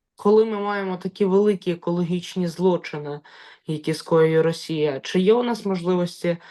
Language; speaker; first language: Ukrainian; native; Ukrainian